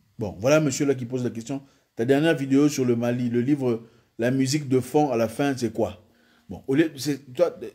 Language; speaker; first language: French; non-native, local second language; Swahili